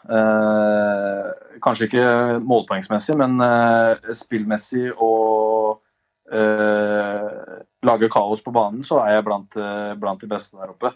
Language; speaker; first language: Norwegian; early bilingual, other home language; Albanian